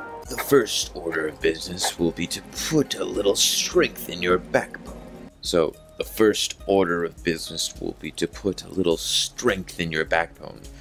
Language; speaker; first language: English; native; English